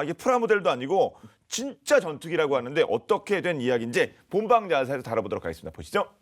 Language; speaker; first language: Korean; native; Korean